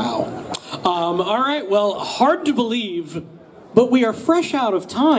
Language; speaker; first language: English; native; English